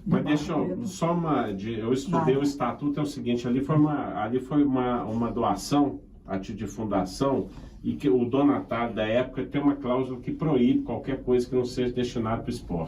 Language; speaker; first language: Portuguese; native; Portuguese